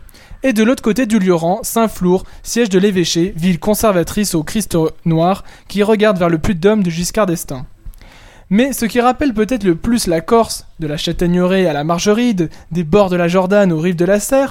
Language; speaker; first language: French; native; French